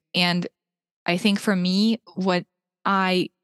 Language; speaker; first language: English; non-native, fluent; Russian